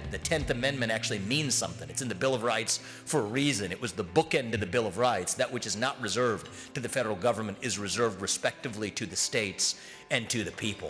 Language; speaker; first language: English; native; English